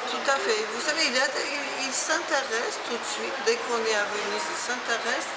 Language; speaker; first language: French; non-native, fluent; Georgian